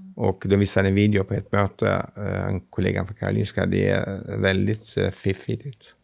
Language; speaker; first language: Swedish; non-native, fluent; Arabic